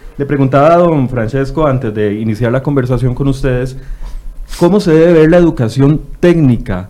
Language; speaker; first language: Spanish; native; Spanish